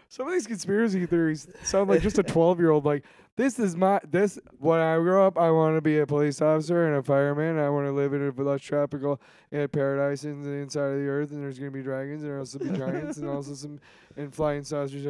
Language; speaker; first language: English; native; English